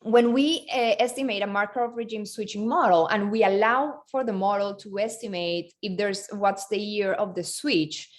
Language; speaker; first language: English; non-native, fluent; Spanish